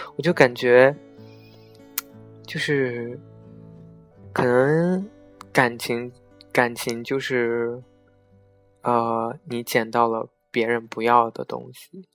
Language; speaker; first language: Chinese; native; Chinese